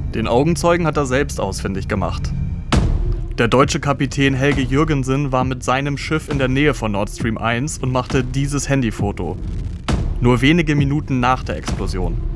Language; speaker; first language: German; native; German